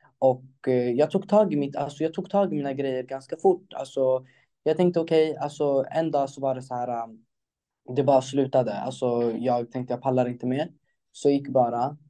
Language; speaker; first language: Swedish; early bilingual, other home language; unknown